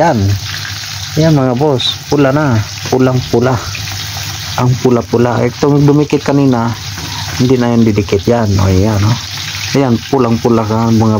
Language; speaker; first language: Filipino; non-native, local second language; Cebuano